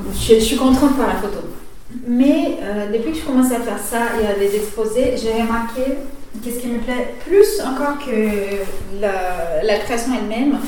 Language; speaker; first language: French; non-native, fluent; Portuguese